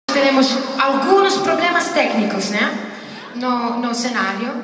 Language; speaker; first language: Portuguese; non-native, learner; Italian